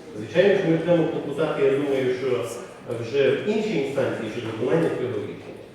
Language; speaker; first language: Ukrainian; native; Ukrainian